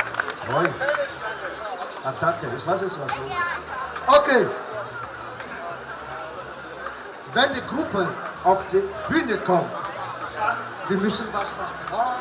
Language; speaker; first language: German; non-native, learner; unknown